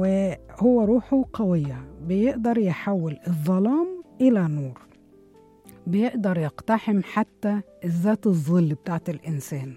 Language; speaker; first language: Arabic; native; Arabic